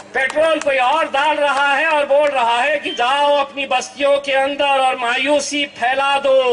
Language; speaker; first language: Urdu; native; Urdu